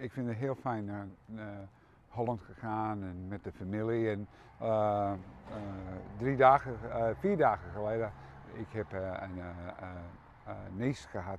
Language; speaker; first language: Dutch; early bilingual, heritage; English